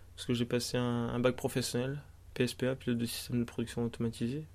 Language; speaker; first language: French; native; French